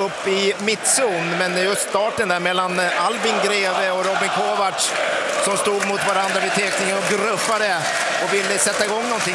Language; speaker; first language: Swedish; native; Swedish